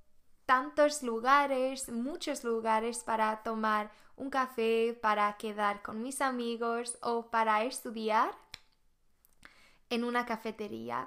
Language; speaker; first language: Spanish; non-native, fluent; Swedish